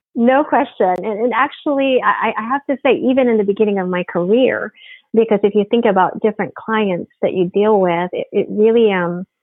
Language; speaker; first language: English; non-native, local second language; Filipino